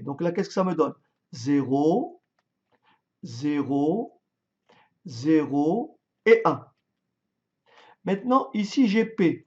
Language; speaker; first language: French; native; French